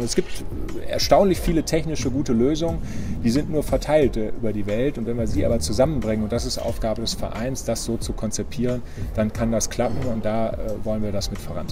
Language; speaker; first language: German; native; German